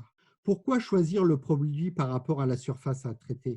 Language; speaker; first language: French; native; French